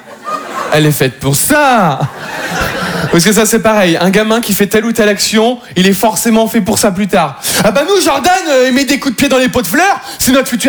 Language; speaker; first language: French; native; French